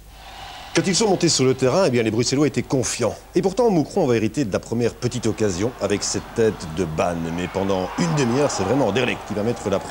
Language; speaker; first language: French; native; French